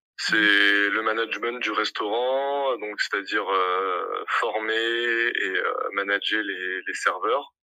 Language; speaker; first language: French; native; French